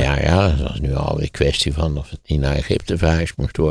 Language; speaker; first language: Dutch; native; Dutch